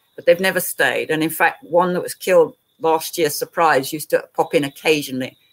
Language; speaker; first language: English; native; English